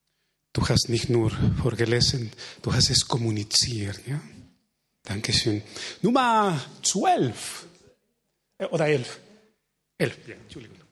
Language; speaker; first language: German; non-native, fluent; Spanish